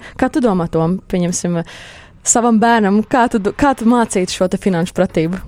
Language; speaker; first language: Latvian; native; Latvian